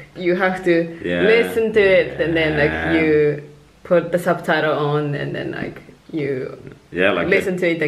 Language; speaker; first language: English; non-native, local second language; Japanese